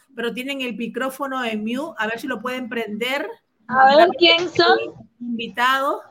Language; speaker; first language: Spanish; native; Spanish